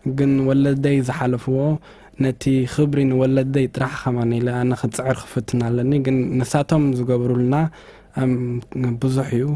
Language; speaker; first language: Tigrinya; early bilingual, heritage; Tigrinya